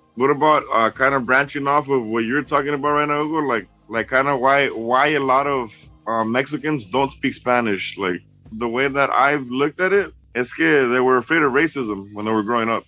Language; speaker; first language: English; early bilingual, other home language; Spanish